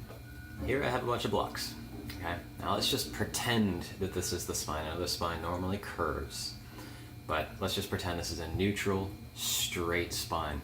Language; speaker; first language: English; native; English